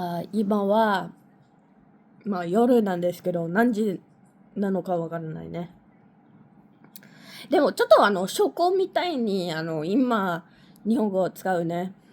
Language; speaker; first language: Japanese; non-native, learner; English